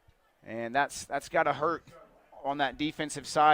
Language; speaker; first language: English; native; English